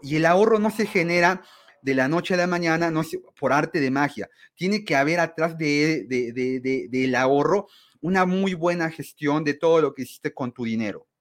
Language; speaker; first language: Spanish; native; Spanish